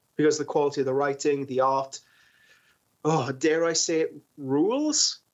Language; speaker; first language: English; native; English